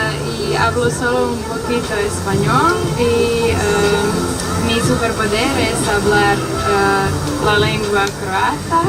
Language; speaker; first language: Spanish; non-native, learner; Croatian